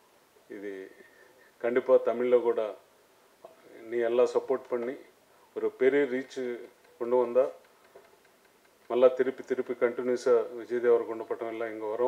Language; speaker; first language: Tamil; non-native, learner; Telugu